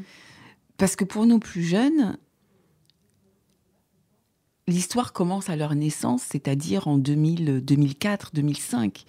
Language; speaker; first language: French; native; French